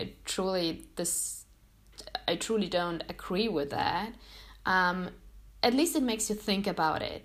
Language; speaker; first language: English; non-native, fluent; German